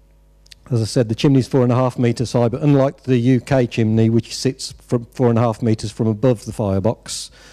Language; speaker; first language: English; native; English